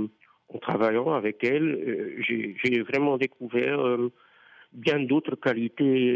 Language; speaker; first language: French; non-native, fluent; Dutch